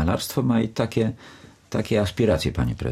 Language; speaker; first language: Polish; native; Polish